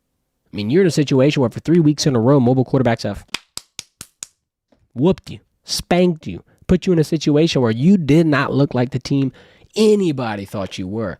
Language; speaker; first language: English; native; English